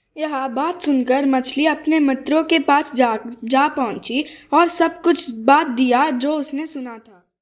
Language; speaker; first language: Hindi; non-native, local second language; Telugu